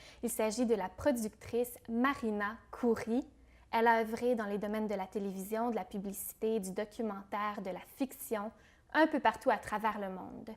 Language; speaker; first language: French; native; French